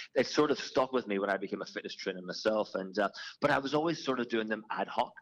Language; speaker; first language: English; native; English